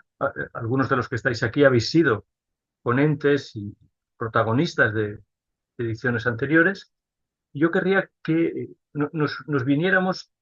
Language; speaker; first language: Spanish; native; Spanish